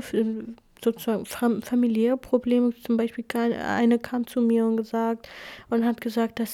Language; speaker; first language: German; non-native, fluent; Kurdish